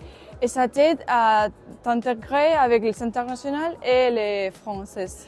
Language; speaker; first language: French; non-native, learner; Spanish